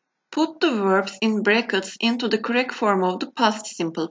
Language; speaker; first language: English; non-native, fluent; Turkish